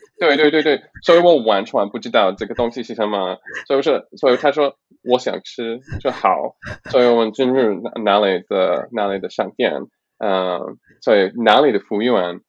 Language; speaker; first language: Chinese; non-native, learner; English